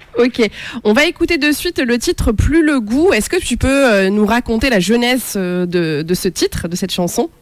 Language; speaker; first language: French; native; French